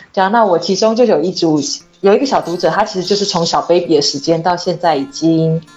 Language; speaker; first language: Chinese; native; Chinese